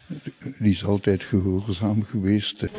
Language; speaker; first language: Dutch; non-native, local second language; French